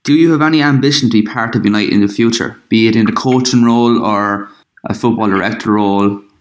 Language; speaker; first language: English; native; English